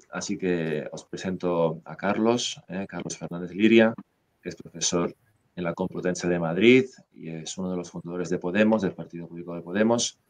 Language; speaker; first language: Spanish; non-native, fluent; Italian